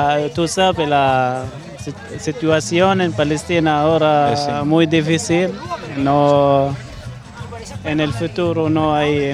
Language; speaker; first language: Spanish; non-native, learner; Arabic